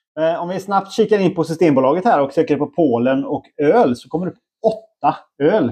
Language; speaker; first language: Swedish; native; Swedish